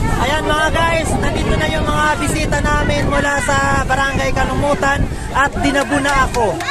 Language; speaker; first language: Filipino; non-native, local second language; Waray